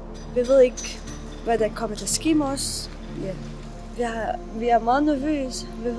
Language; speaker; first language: Danish; non-native, learner; Arabic